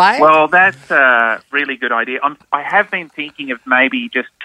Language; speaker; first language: English; native; English